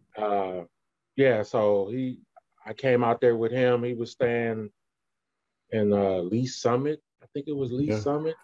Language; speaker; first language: English; native; English